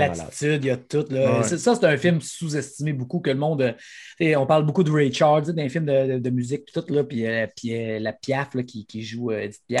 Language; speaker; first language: French; native; French